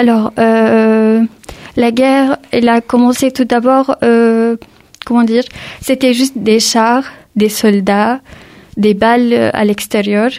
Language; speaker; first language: French; early bilingual, other home language; Arabic